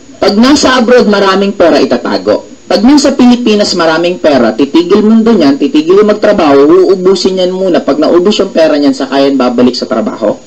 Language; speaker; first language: Filipino; native; Filipino